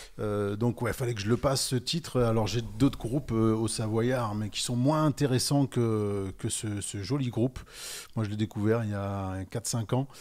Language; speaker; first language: French; native; French